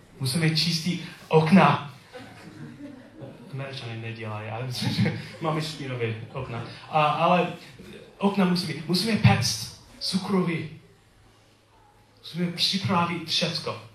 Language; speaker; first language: Czech; non-native, learner; English